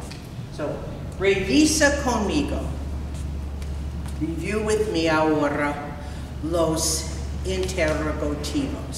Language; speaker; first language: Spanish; non-native, fluent; English